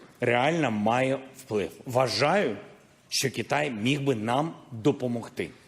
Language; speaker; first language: Ukrainian; non-native, local second language; Russian